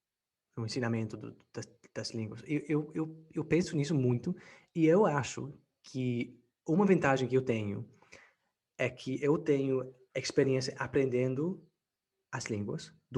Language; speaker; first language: Portuguese; non-native, fluent; English